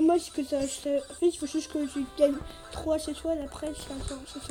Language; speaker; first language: French; native; French